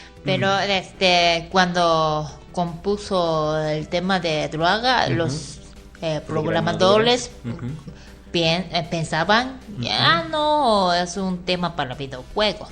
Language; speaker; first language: Spanish; non-native, fluent; Japanese